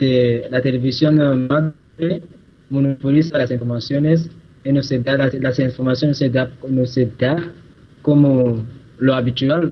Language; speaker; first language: Spanish; non-native, local second language; Ewe